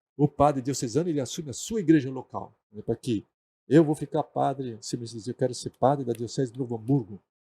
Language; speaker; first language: Portuguese; non-native, local second language; German